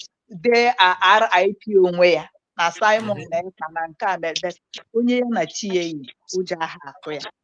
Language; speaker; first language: Igbo; native; Igbo